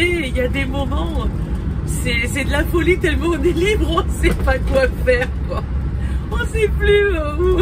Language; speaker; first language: French; native; French